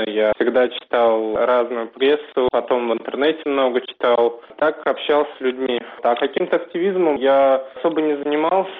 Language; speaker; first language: Russian; native; Russian